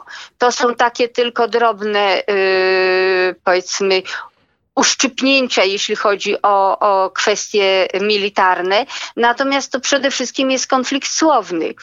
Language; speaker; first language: Polish; native; Polish